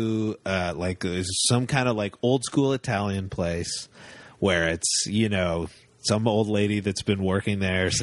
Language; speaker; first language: English; native; English